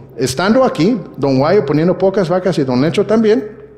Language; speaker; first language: Spanish; early bilingual, heritage; Spanish